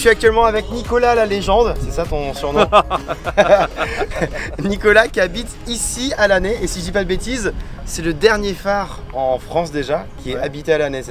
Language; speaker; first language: French; native; French